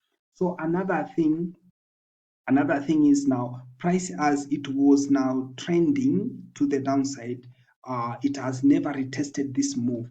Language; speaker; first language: English; non-native, local second language; Swahili